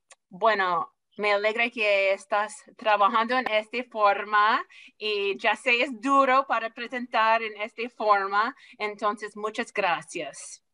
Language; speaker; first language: Spanish; non-native, learner; English